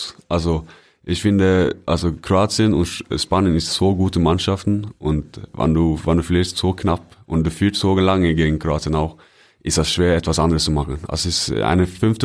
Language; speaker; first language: German; non-native, fluent; Norwegian